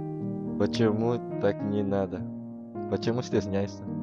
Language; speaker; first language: Russian; non-native, learner; Indonesian